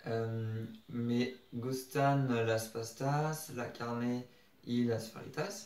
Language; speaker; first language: Spanish; non-native, learner; French